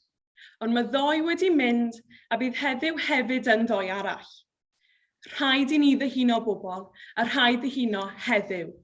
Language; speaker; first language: Welsh; native; Welsh